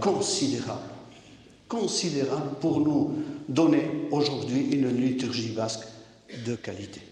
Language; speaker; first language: French; native; French